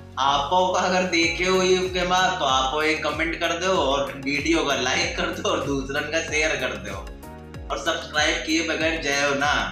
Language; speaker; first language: Hindi; native; Hindi